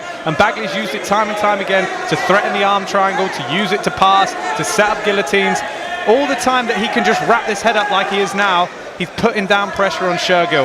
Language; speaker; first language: English; native; English